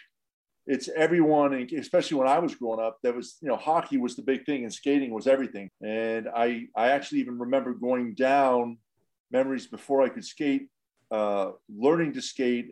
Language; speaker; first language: English; native; English